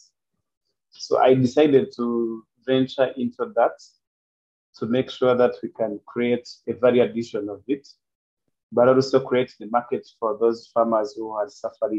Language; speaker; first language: English; non-native, local second language; Kinyarwanda